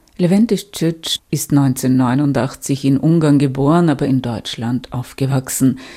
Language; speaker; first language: German; native; German